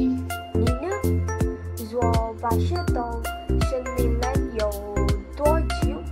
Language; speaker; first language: Chinese; non-native, learner; Malay